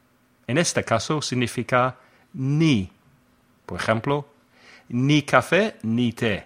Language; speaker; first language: Spanish; non-native, fluent; English